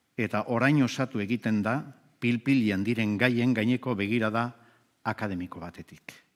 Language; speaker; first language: Basque; native; Basque